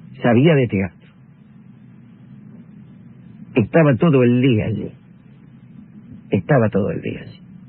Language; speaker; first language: Spanish; native; Spanish